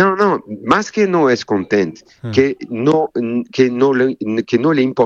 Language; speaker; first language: Spanish; non-native, learner; French